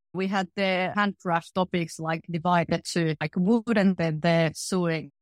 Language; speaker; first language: English; non-native, fluent; Finnish